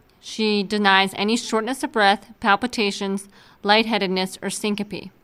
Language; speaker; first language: English; native; English